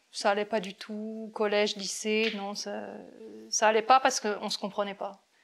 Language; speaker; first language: French; native; French